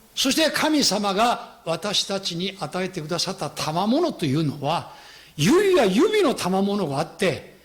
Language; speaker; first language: Japanese; non-native, fluent; Korean